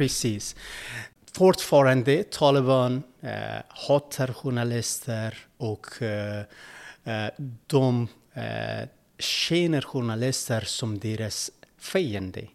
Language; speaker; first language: Swedish; non-native, learner; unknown